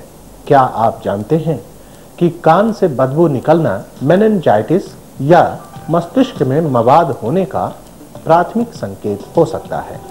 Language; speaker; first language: Hindi; native; Hindi